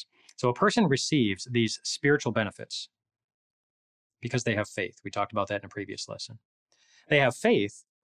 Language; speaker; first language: English; native; English